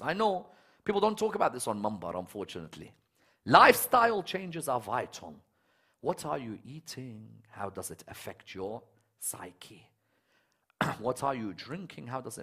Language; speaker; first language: English; native; English